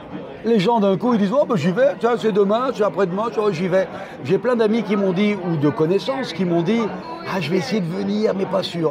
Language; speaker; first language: French; native; French